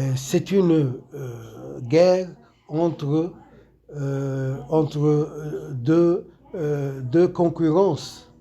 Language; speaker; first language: French; non-native, local second language; Arabic